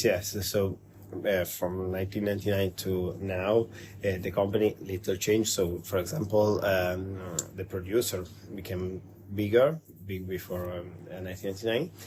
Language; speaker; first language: English; non-native, learner; Italian